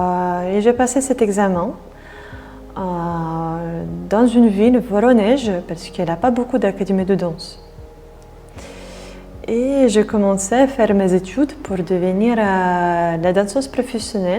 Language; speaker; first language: French; non-native, fluent; Russian